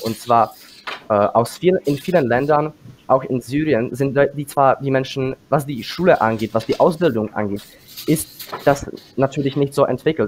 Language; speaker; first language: German; non-native, fluent; Czech